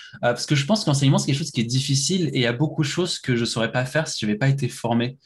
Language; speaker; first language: French; native; French